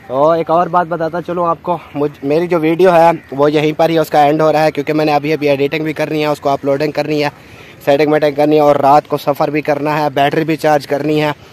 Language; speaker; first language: Urdu; non-native, local second language; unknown